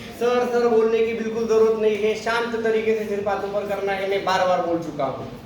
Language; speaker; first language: Hindi; non-native, local second language; Marathi